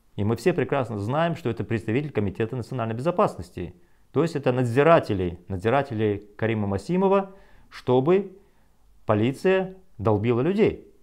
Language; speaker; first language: Russian; non-native, local second language; Kazakh